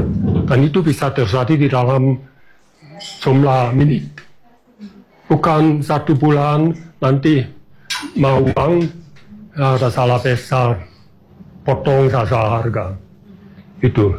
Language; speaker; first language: Indonesian; non-native, fluent; German